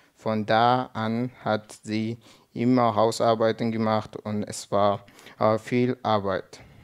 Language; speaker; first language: German; non-native, learner; Persian